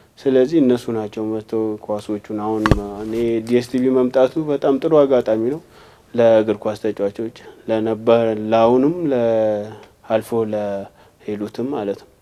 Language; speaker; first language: Amharic; non-native, local second language; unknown